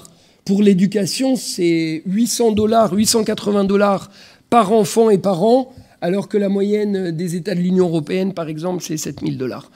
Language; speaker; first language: French; native; French